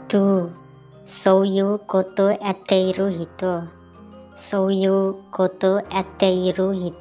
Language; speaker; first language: Japanese; non-native, learner; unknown